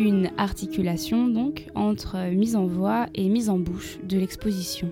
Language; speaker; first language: French; native; French